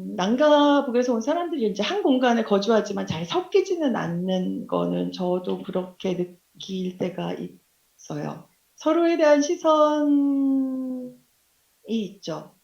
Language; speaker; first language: Korean; native; Korean